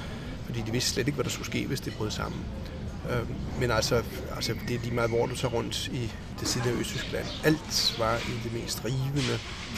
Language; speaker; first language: Danish; native; Danish